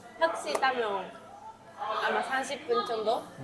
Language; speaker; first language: Korean; non-native, learner; Japanese